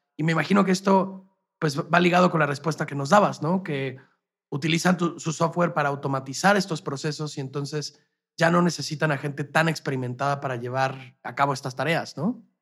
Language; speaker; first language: Spanish; native; Spanish